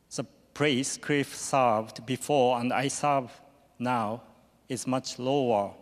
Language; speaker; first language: English; non-native, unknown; Japanese